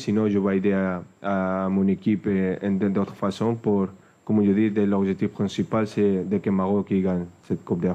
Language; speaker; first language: French; non-native, fluent; Spanish